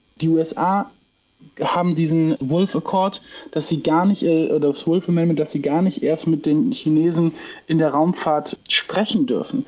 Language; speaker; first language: German; native; German